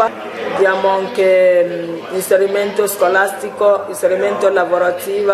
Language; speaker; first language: Italian; non-native, fluent; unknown